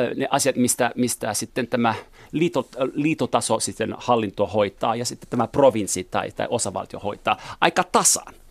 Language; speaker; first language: Finnish; non-native, fluent; French